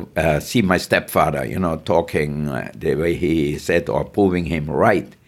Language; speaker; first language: English; non-native, fluent; German